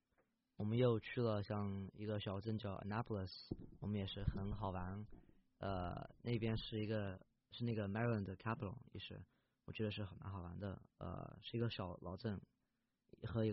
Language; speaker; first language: Chinese; early bilingual, heritage; Chinese